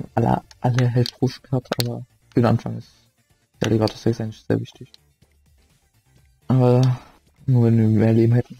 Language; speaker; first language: German; native; German